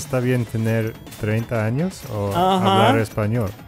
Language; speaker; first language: Spanish; non-native, learner; English